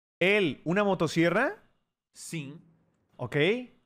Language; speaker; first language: Portuguese; non-native, learner; Spanish